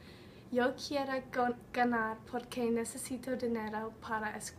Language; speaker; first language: Spanish; non-native, learner; English